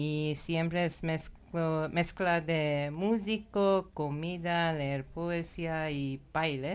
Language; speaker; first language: Spanish; non-native, learner; Persian